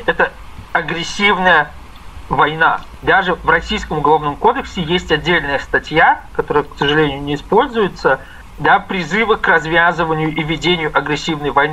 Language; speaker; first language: Russian; native; Russian